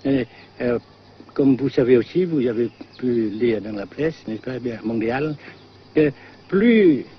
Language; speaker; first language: French; non-native, fluent; Vietnamese